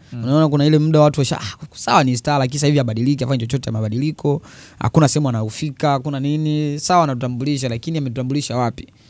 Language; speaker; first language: Swahili; early bilingual, other home language; Bembe